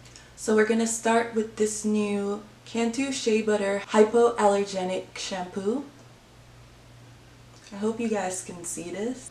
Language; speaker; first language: English; native; English